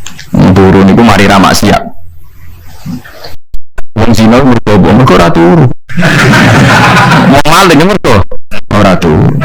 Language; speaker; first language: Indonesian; non-native, local second language; Javanese